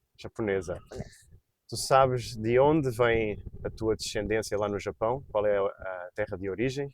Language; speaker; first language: Portuguese; native; Portuguese